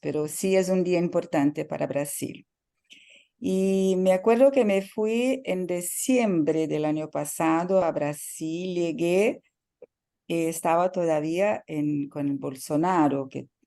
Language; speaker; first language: Spanish; non-native, fluent; Portuguese